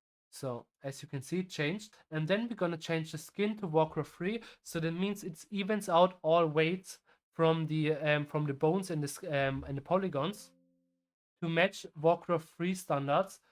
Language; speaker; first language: English; non-native, fluent; German